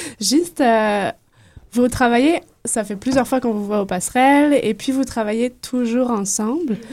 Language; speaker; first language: French; native; French